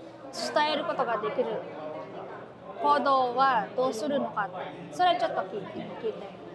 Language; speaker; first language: Japanese; non-native, fluent; Filipino